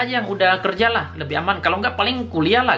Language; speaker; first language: Indonesian; native; Indonesian